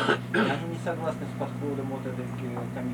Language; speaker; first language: Russian; native; Russian